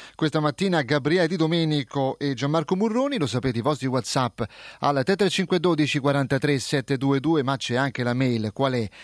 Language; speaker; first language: Italian; native; Italian